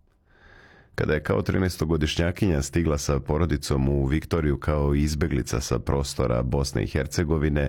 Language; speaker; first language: Serbian; native; Serbian